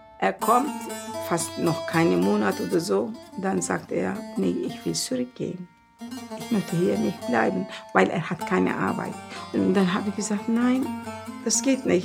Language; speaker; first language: German; non-native, learner; Turkish